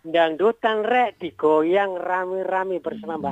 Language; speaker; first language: Indonesian; non-native, local second language; Javanese